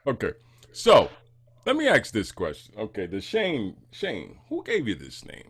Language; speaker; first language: English; native; English